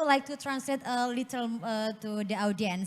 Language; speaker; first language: English; non-native, fluent; Indonesian